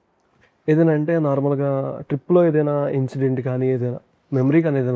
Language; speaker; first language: Telugu; native; Telugu